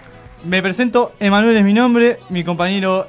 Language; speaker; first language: Spanish; native; Spanish